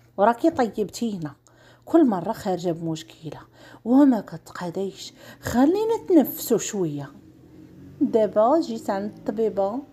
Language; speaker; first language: Arabic; native; Arabic